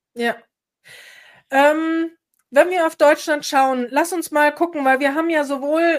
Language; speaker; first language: German; native; German